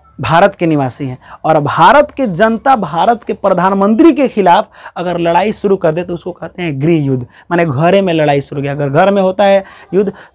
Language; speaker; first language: Hindi; native; Hindi